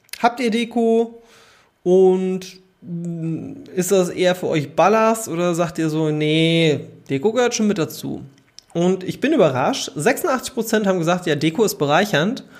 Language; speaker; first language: German; native; German